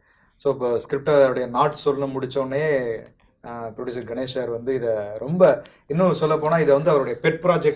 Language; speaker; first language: Tamil; native; Tamil